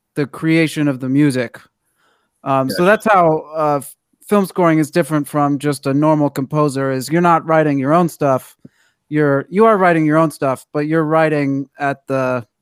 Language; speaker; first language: English; native; English